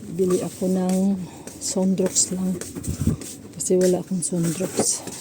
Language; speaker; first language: Filipino; non-native, local second language; Cebuano